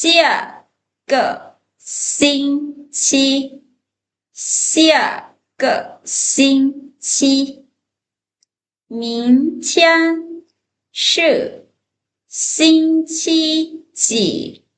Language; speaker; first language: Chinese; non-native, fluent; Lao